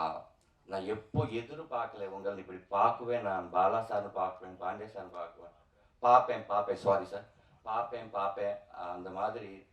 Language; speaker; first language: Tamil; non-native, learner; Telugu